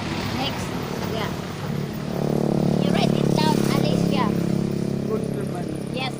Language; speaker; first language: English; non-native, local second language; Cebuano